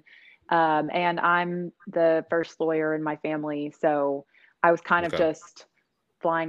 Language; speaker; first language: English; native; English